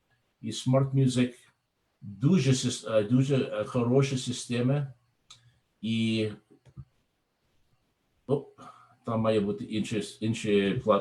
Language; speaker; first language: Ukrainian; non-native, learner; English